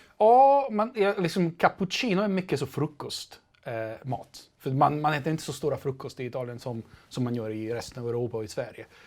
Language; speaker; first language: Swedish; non-native, fluent; Italian